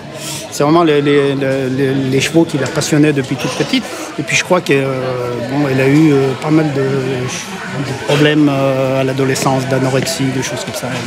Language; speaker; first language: French; native; French